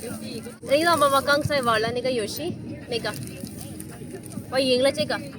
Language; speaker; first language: Chinese; non-native, fluent; Urdu